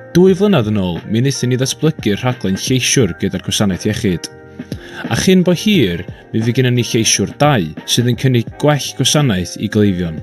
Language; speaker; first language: Welsh; native; Welsh